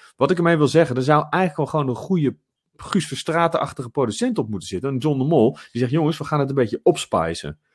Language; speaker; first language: Dutch; native; Dutch